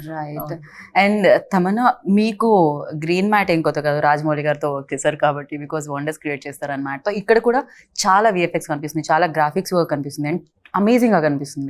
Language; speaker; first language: Telugu; native; Telugu